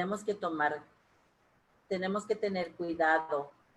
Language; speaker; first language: Spanish; native; Spanish